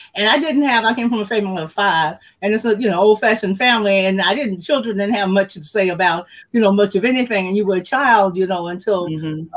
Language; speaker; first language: English; native; English